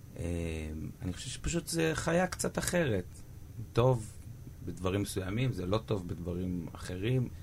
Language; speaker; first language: Hebrew; native; Hebrew